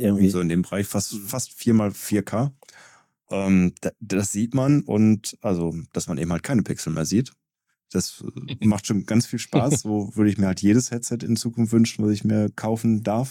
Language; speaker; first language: German; native; German